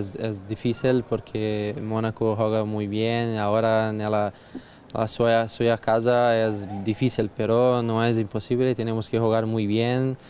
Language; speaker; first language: Spanish; non-native, fluent; Portuguese